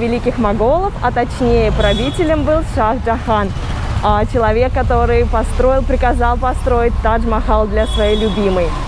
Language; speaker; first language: Russian; native; Russian